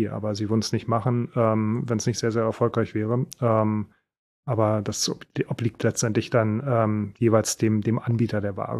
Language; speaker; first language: German; native; German